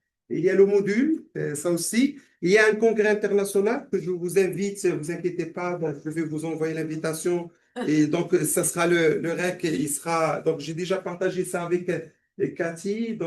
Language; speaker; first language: French; non-native, local second language; Arabic